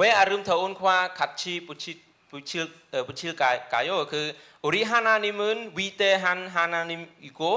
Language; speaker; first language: Korean; non-native, learner; Khmer